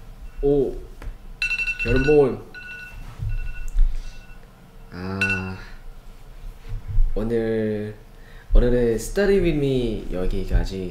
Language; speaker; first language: Korean; non-native, learner; Thai